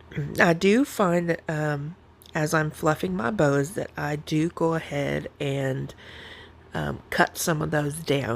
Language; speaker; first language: English; native; English